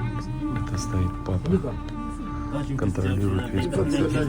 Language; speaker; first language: Russian; native; Russian